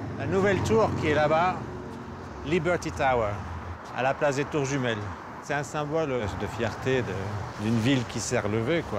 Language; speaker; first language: French; native; French